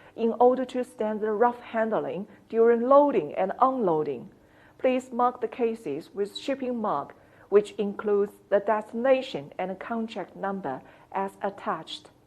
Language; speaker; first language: English; non-native, fluent; Chinese